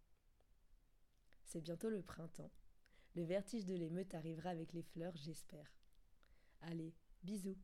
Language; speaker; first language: French; native; French